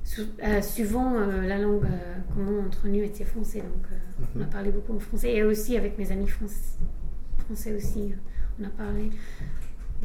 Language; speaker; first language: French; non-native, fluent; English